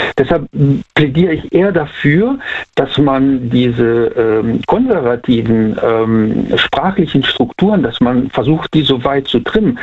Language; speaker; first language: German; native; German